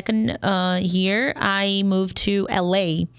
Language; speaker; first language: English; non-native, fluent; Portuguese